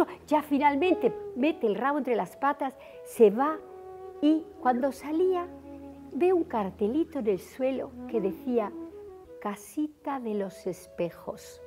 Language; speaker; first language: Spanish; native; Spanish